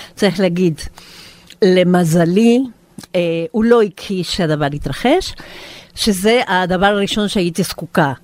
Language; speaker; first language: Hebrew; non-native, fluent; Spanish